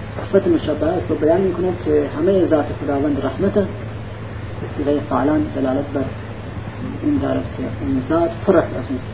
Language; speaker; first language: Persian; non-native, local second language; Central Kurdish